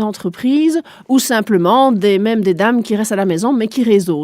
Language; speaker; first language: French; non-native, local second language; German